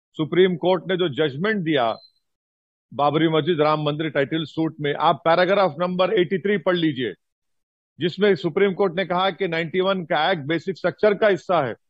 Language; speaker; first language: Hindi; native; Hindi